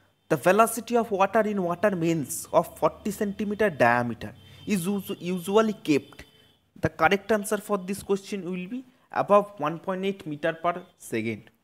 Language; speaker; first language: English; non-native, local second language; Bangla